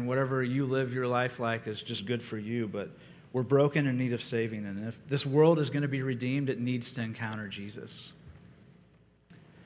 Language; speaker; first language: English; native; English